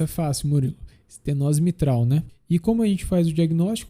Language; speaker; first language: Portuguese; native; Portuguese